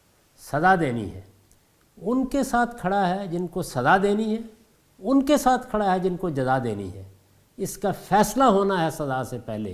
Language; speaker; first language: Urdu; native; Urdu